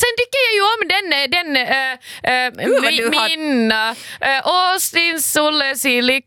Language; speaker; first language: Swedish; native; Swedish